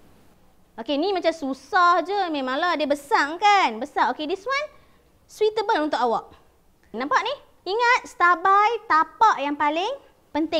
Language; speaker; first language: Malay; native; Malay